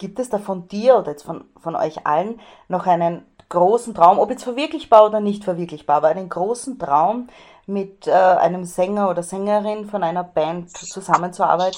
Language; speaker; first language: German; native; German